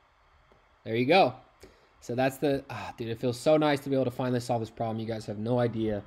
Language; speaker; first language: English; native; English